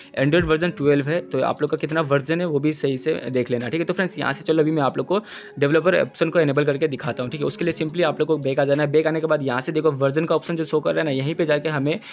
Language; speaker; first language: Hindi; non-native, local second language; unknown